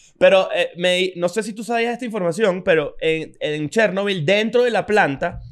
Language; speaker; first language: Spanish; native; Spanish